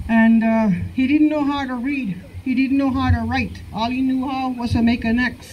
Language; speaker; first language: English; native; English